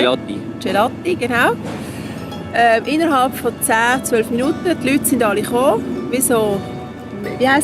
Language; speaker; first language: German; native; German